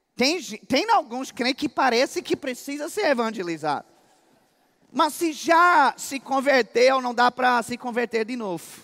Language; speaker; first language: Portuguese; non-native, fluent; English